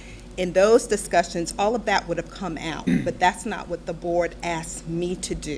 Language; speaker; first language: English; native; English